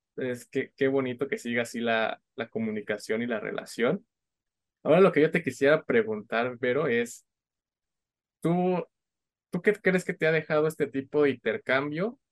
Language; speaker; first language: Spanish; native; Spanish